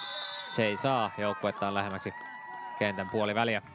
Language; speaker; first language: Finnish; native; Finnish